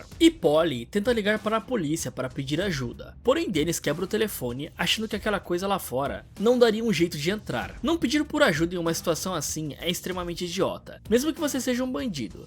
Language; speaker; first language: Portuguese; native; Portuguese